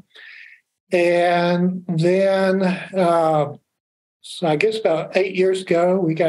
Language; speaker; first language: English; native; English